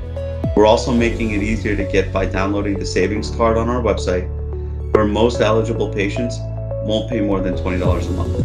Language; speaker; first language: English; native; English